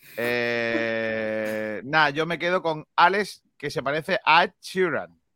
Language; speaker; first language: Spanish; native; Spanish